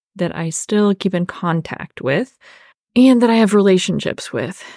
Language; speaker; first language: English; native; English